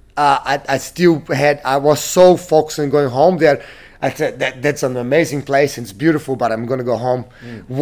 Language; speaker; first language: English; non-native, fluent; Portuguese